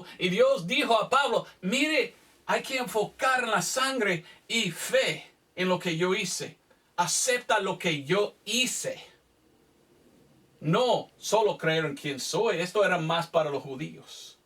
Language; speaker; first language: Spanish; non-native, fluent; English